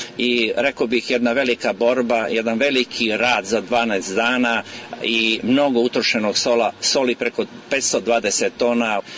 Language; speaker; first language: Serbian; native; Serbian